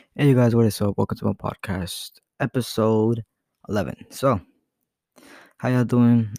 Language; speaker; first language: English; early bilingual, other home language; Spanish